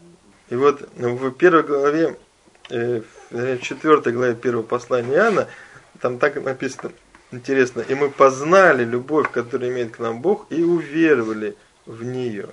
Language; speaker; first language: Russian; native; Russian